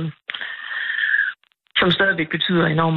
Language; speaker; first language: Danish; native; Danish